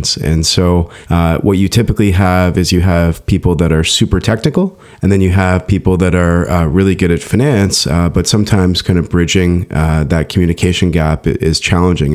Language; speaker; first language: English; native; English